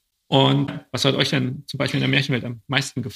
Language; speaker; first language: German; native; German